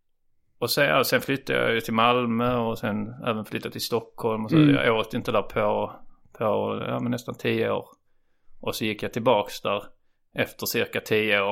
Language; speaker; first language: Swedish; native; Swedish